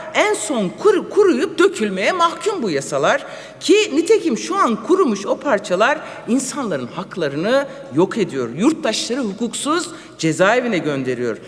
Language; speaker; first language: Turkish; non-native, local second language; Kurdish